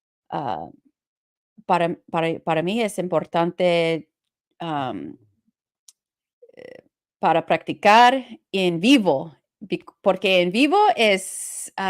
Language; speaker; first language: Spanish; non-native, learner; English